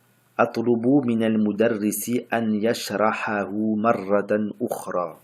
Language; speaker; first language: Arabic; non-native, fluent; French